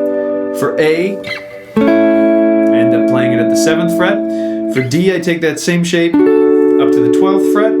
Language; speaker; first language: English; native; English